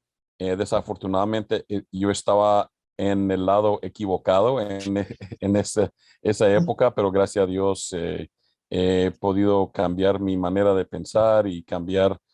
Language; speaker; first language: Spanish; early bilingual, other home language; English